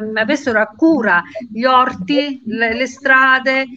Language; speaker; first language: Italian; non-native, local second language; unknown